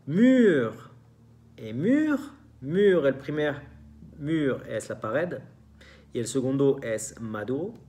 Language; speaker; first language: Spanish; non-native, fluent; French